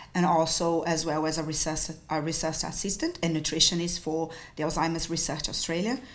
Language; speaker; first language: English; non-native, fluent; Portuguese